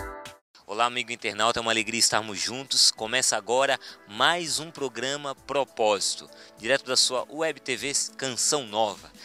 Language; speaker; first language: Portuguese; native; Portuguese